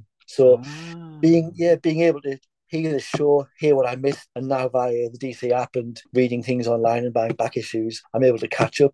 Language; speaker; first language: English; native; English